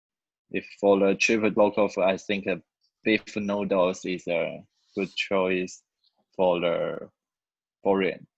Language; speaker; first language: English; non-native, learner; Chinese